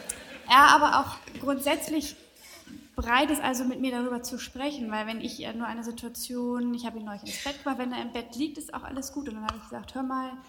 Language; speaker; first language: German; native; German